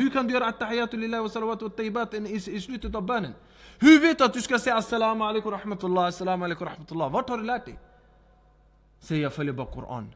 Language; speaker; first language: Swedish; early bilingual, other home language; Arabic